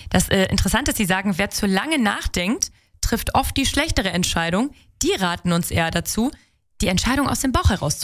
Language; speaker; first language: German; native; German